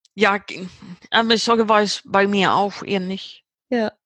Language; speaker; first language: German; non-native, fluent; Swedish